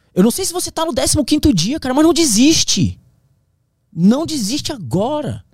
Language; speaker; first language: Portuguese; native; Portuguese